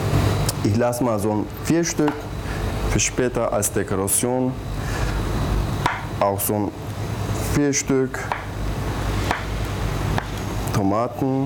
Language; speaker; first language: German; non-native, learner; Turkish